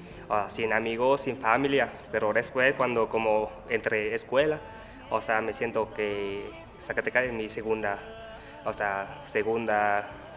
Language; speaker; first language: Spanish; non-native, learner; Vietnamese